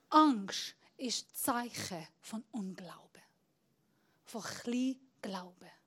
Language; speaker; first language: German; non-native, fluent; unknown